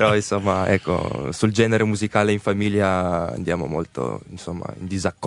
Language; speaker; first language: Italian; early bilingual, other home language; Russian